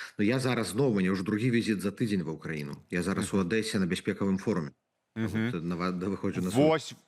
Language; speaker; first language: Belarusian; native; Belarusian